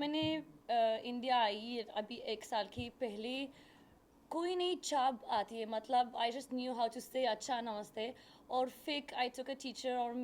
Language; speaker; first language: Hindi; non-native, learner; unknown